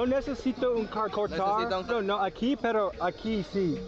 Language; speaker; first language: Spanish; non-native, learner; English